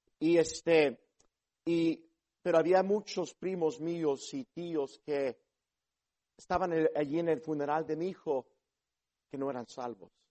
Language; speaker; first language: Spanish; early bilingual, heritage; Spanish